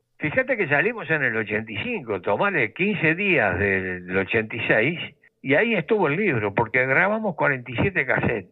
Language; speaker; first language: Spanish; native; Spanish